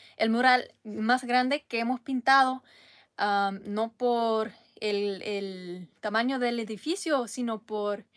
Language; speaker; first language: Spanish; non-native, fluent; English